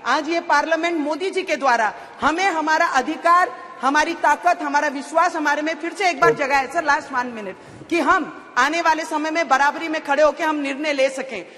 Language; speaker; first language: Hindi; native; Hindi